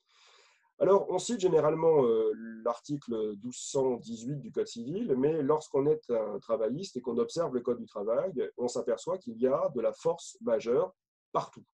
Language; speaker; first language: French; native; French